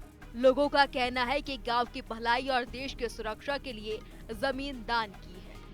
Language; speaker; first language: Hindi; native; Hindi